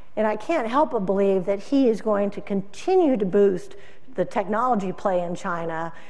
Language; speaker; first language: English; native; English